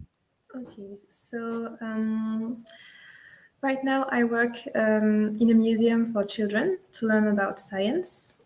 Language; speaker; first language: English; non-native, fluent; French